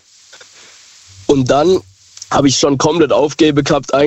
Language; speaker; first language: German; native; German